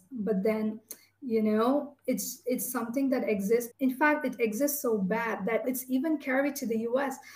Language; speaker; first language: English; non-native, local second language; Tamil